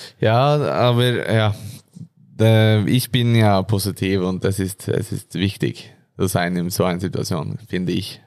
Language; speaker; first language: German; non-native, learner; Norwegian